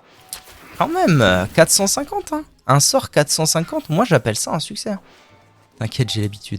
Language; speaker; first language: French; native; French